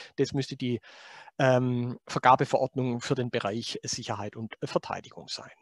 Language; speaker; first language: German; native; German